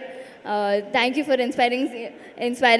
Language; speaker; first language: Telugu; non-native, local second language; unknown